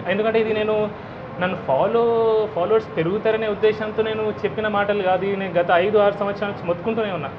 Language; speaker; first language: Telugu; non-native, local second language; Hindi